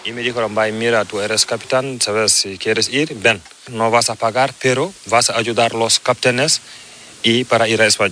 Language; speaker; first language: Spanish; non-native, learner; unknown